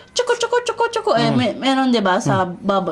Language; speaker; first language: Filipino; non-native, learner; Japanese